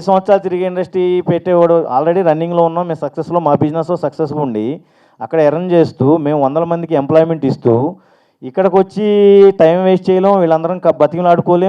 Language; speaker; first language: Telugu; native; Telugu